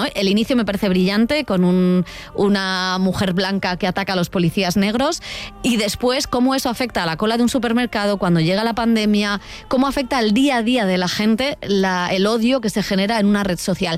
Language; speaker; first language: Spanish; native; Spanish